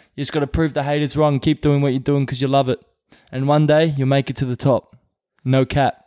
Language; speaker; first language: English; native; English